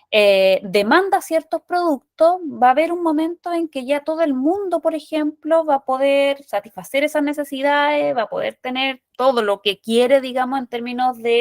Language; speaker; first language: Spanish; native; Spanish